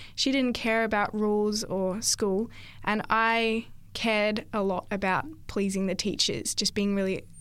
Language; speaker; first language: English; native; English